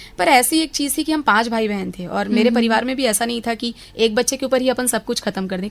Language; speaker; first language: Hindi; native; Hindi